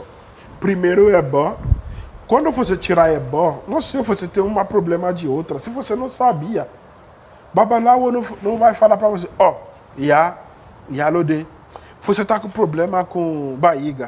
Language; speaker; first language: Portuguese; non-native, learner; Yoruba